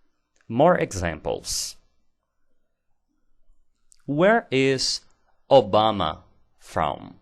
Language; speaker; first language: English; non-native, fluent; Portuguese